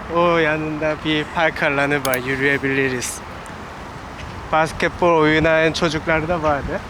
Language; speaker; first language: Turkish; non-native, learner; Korean